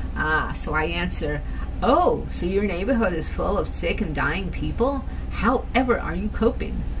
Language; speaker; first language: English; native; English